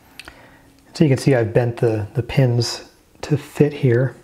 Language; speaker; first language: English; native; English